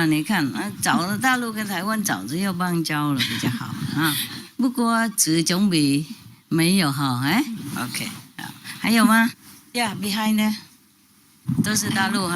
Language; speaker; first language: Chinese; non-native, fluent; Vietnamese